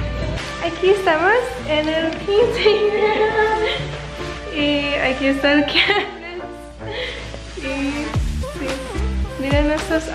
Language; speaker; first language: Spanish; early bilingual, other home language; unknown